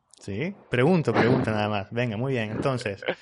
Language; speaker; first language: Spanish; native; Spanish